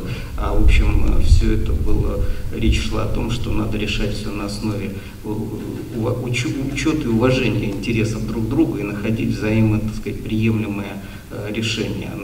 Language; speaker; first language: Russian; native; Russian